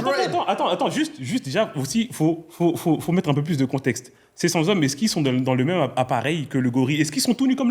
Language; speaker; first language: French; native; French